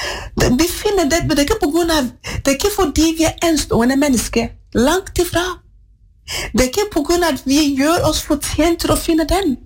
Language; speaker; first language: Norwegian; non-native, fluent; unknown